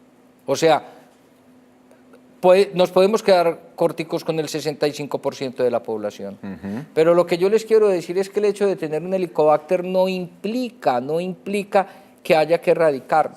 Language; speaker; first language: Spanish; native; Spanish